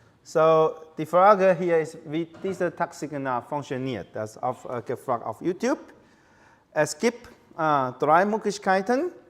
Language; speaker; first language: German; non-native, learner; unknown